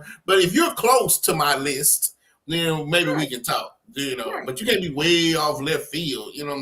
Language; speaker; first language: English; native; English